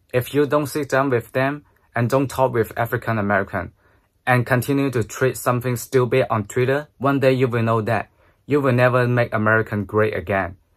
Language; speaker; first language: English; non-native, fluent; Chinese